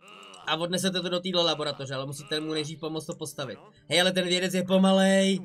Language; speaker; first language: Czech; native; Czech